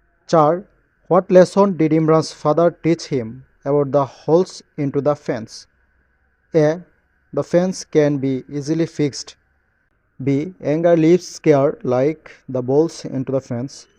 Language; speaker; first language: English; non-native, local second language; Bangla